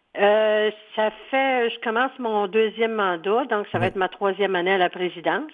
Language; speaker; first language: French; native; French